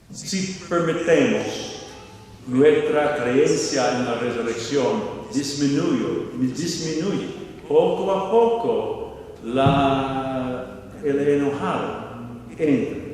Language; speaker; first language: Spanish; non-native, fluent; English